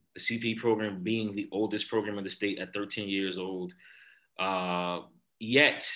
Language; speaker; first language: English; native; English